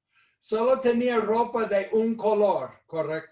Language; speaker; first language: Spanish; non-native, fluent; English